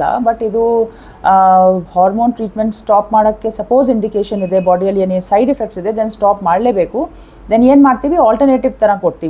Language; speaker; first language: Kannada; non-native, fluent; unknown